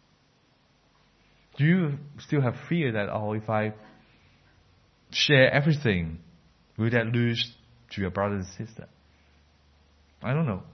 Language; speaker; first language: English; non-native, fluent; Cantonese